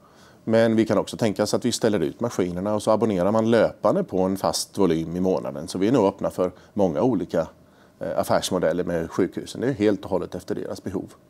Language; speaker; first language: Swedish; native; Swedish